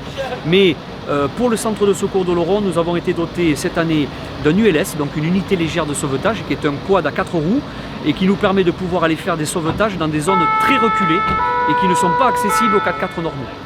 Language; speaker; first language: French; native; French